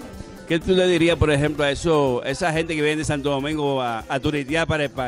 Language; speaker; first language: Spanish; native; Spanish